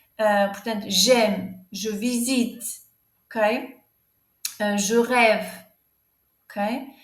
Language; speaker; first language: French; non-native, fluent; Portuguese